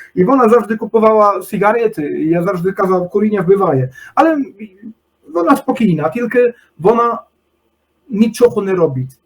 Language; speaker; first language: Polish; non-native, learner; Ukrainian